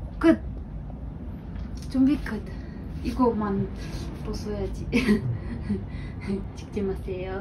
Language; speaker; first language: Korean; non-native, learner; Ukrainian